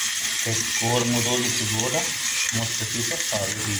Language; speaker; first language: Portuguese; non-native, learner; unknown